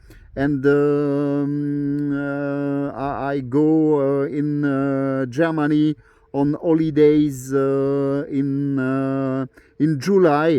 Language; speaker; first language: English; non-native, learner; French